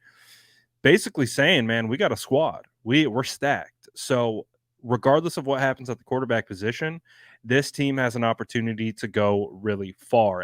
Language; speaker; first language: English; native; English